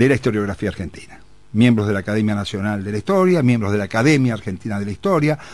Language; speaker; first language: Spanish; native; Spanish